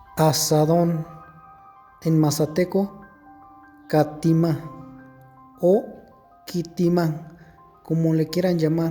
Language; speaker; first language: Spanish; non-native, local second language; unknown